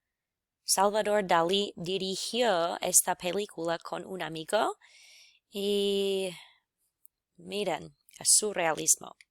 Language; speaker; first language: Spanish; non-native, fluent; English